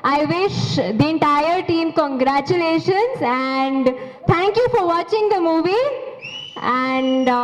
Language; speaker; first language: Telugu; non-native, learner; Hindi